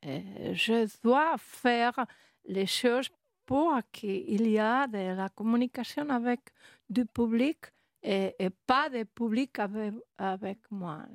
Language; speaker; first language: French; non-native, learner; Spanish